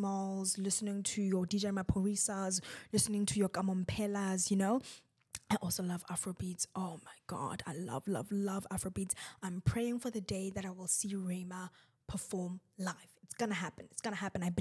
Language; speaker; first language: English; non-native, local second language; Zulu